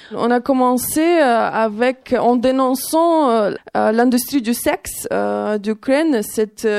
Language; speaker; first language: French; non-native, fluent; Ukrainian